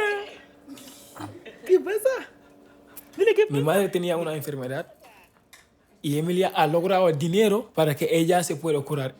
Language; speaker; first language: Spanish; non-native, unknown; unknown